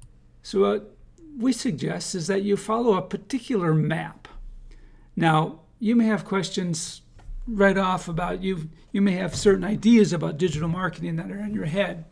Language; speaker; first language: English; native; English